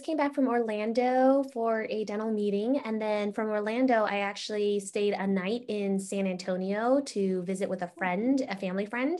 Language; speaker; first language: English; native; English